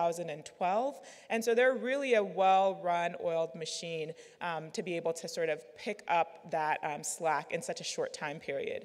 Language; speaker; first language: English; native; English